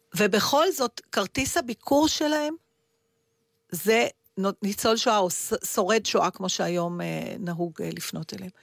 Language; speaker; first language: Hebrew; native; Hebrew